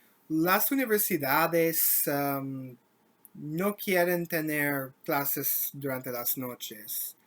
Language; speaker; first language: Spanish; non-native, learner; English